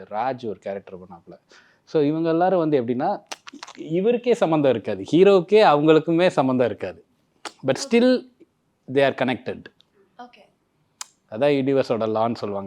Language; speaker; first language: Tamil; native; Tamil